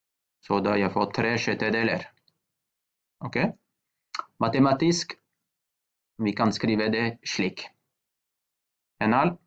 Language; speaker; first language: Norwegian; non-native, fluent; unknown